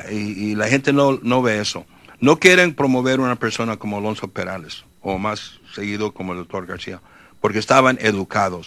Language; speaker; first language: Spanish; early bilingual, heritage; Spanish